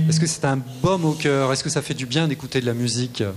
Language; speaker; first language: French; native; French